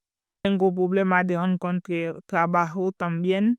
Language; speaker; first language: Spanish; non-native, learner; Haitian Creole